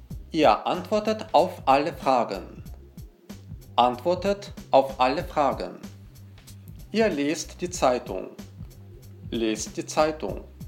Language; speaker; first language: German; non-native, fluent; Russian